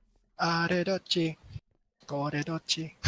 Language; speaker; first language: Japanese; non-native, learner; English